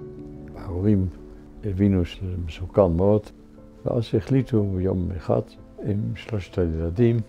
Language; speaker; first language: Hebrew; non-native, fluent; Dutch